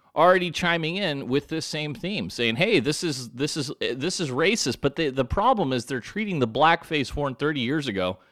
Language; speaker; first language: English; native; English